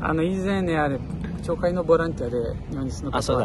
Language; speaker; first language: Japanese; non-native, fluent; Portuguese